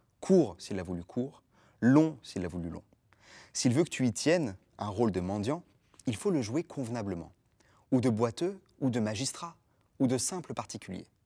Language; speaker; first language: French; native; French